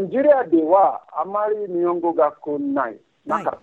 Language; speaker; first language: Japanese; non-native, fluent; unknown